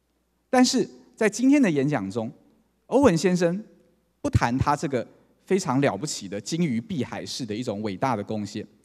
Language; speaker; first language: Chinese; native; Chinese